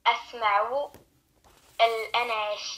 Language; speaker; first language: Arabic; non-native, learner; French